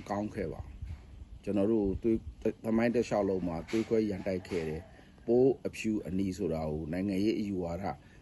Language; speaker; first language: Burmese; non-native, local second language; Pa'o Karen